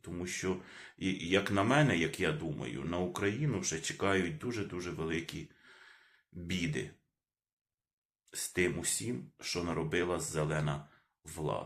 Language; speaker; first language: Ukrainian; non-native, local second language; Russian